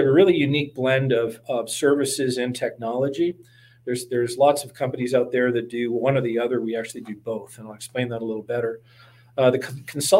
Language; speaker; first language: English; native; English